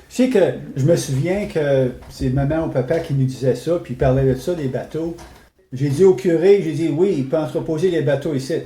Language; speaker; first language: French; native; French